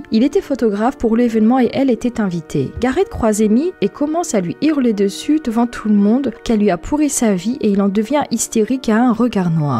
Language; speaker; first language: French; native; French